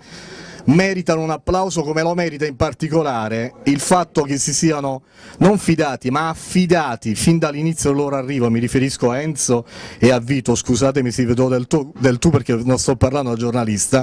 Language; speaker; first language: Italian; native; Italian